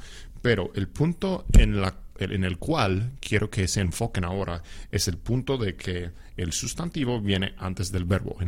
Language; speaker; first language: Spanish; non-native, fluent; English